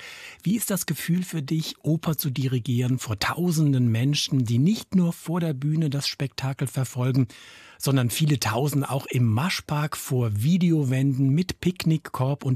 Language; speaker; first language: German; native; German